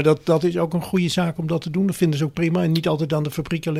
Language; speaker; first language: Dutch; native; Dutch